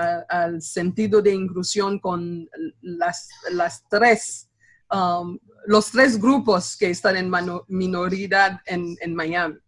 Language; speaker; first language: Spanish; non-native, fluent; Haitian Creole